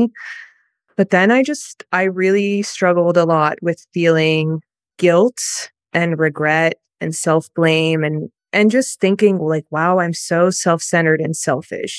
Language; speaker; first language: English; native; English